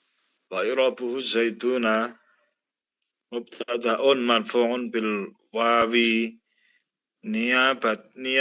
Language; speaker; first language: Arabic; non-native, learner; Indonesian